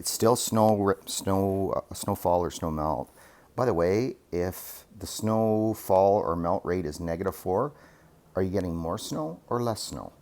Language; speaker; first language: English; native; English